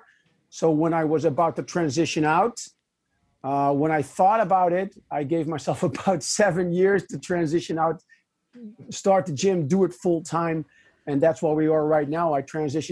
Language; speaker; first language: English; non-native, fluent; Dutch